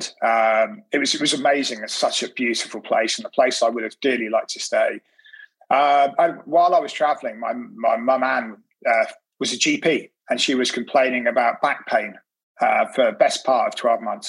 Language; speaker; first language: English; native; English